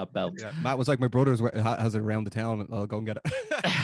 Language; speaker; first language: English; native; English